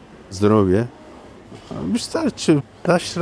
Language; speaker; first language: Polish; non-native, learner; Turkish